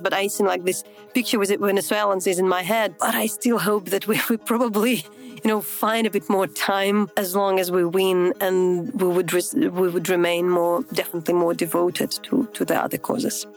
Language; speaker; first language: English; non-native, fluent; Ukrainian